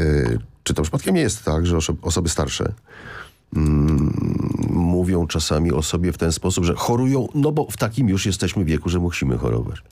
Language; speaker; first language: Polish; native; Polish